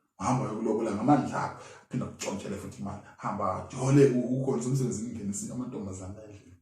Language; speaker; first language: Zulu; native; Zulu